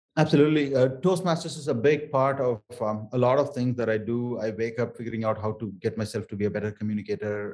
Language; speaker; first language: English; non-native, local second language; Tamil